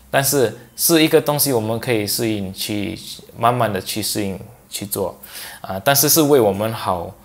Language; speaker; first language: Chinese; non-native, local second language; English